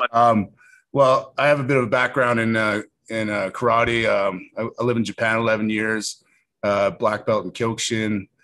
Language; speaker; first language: English; native; English